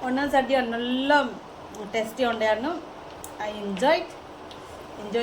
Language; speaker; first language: Malayalam; non-native, learner; Bodo